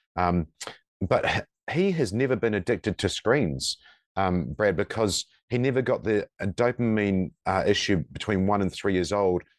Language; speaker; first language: English; native; English